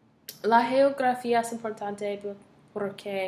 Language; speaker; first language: Spanish; non-native, learner; English